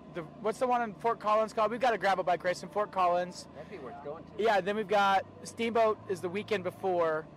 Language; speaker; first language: English; native; English